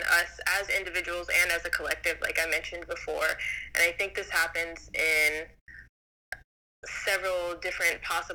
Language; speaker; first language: English; native; English